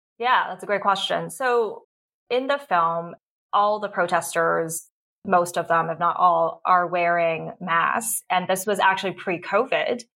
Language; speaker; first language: English; early bilingual, other home language; Cantonese